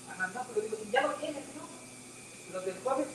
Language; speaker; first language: Spanish; native; Spanish